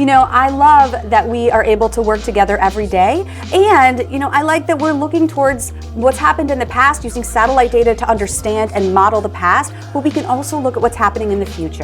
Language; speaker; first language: English; native; English